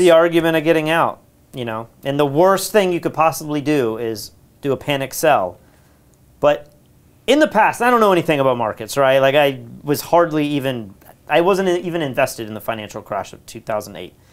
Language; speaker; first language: English; native; English